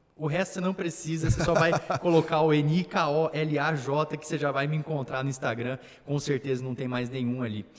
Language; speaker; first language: Portuguese; early bilingual, other home language; Slovak